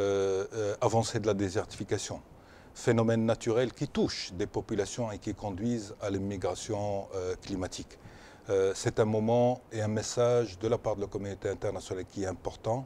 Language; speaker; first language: French; non-native, local second language; Arabic